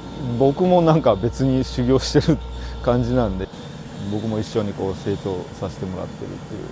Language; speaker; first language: Japanese; native; Japanese